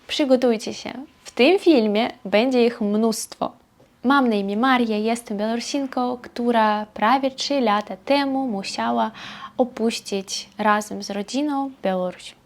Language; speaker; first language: Polish; non-native, fluent; Belarusian